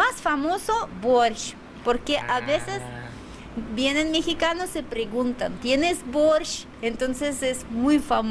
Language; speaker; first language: Spanish; non-native, learner; Russian